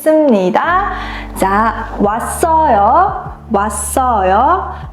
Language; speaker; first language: Korean; non-native, fluent; Mongolian